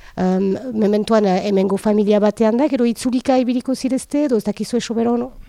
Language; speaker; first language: Basque; native; Basque